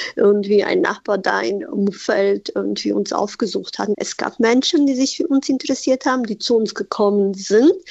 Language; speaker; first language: German; non-native, fluent; Albanian